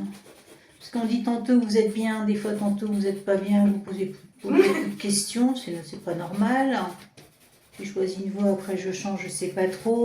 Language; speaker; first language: French; native; French